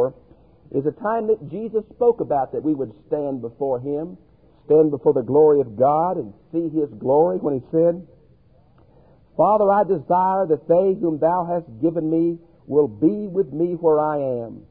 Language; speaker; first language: English; native; English